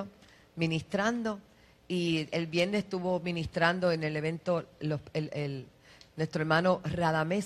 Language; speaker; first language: Spanish; native; Spanish